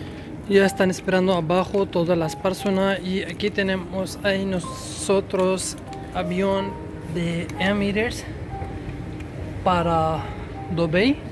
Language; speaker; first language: Spanish; non-native, learner; Urdu